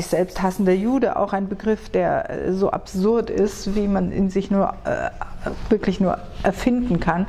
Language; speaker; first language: German; early bilingual, other home language; Hebrew